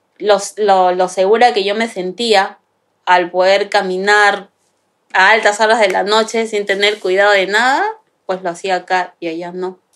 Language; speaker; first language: Spanish; native; Spanish